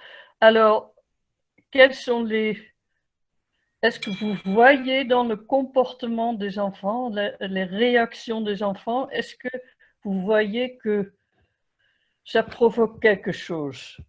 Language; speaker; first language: French; non-native, fluent; Dutch